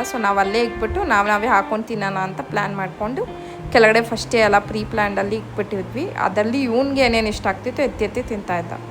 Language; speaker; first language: Kannada; non-native, local second language; Malayalam